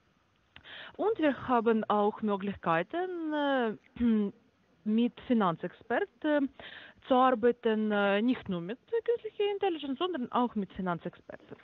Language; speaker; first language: German; non-native, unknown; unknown